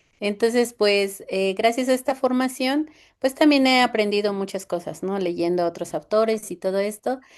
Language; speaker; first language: Spanish; non-native, local second language; Zapotec